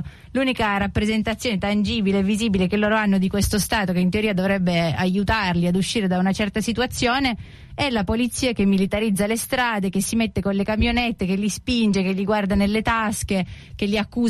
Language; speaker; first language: Italian; native; Italian